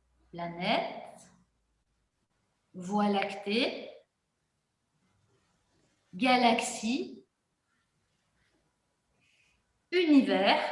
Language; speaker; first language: French; native; French